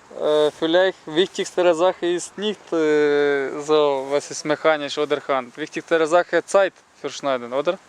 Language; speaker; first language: German; non-native, learner; Ukrainian